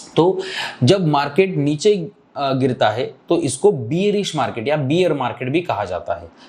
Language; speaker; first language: Hindi; non-native, local second language; Marathi